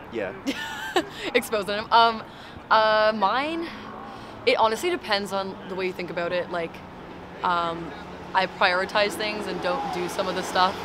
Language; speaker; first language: English; native; English